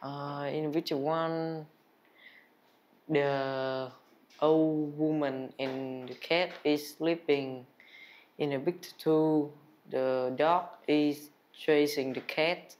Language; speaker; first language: English; non-native, learner; Vietnamese